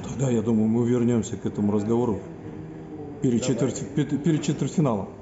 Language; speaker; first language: Russian; native; Russian